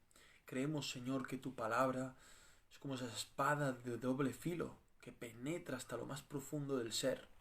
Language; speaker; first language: Spanish; native; Spanish